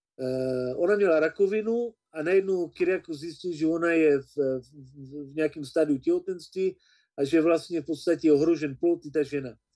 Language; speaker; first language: Czech; native; Czech